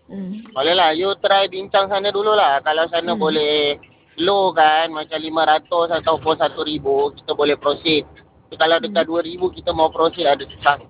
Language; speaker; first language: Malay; non-native, local second language; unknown